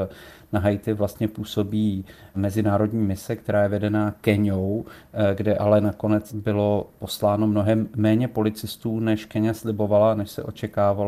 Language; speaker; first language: Czech; native; Czech